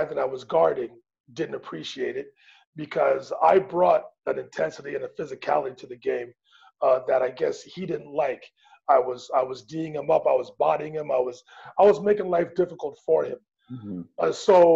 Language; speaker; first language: English; native; English